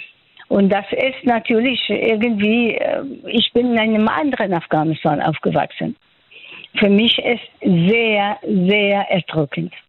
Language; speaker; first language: German; non-native, fluent; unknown